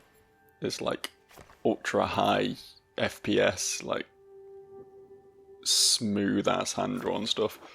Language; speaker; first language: English; native; English